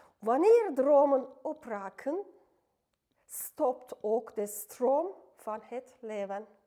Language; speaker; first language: Dutch; non-native, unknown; Turkish